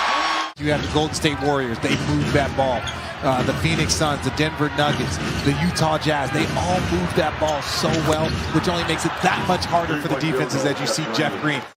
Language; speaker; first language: English; native; English